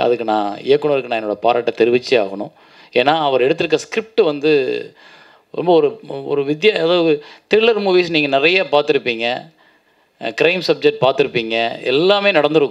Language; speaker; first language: Tamil; native; Tamil